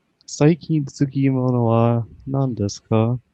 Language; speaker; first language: Japanese; non-native, learner; English